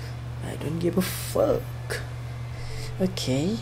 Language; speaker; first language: English; non-native, learner; Indonesian